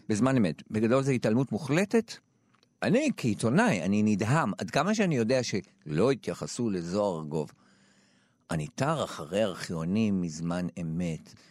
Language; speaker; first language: Hebrew; native; Hebrew